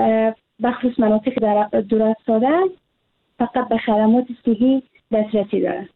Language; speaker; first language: Persian; native; Persian